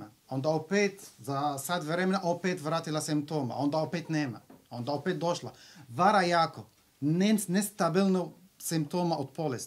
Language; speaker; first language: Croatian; non-native, learner; Arabic